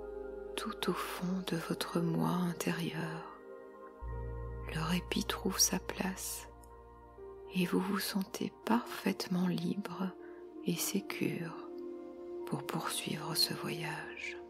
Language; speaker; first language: French; native; French